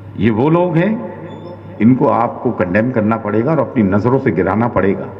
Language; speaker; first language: Urdu; native; Urdu